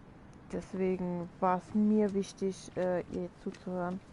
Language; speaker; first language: German; native; German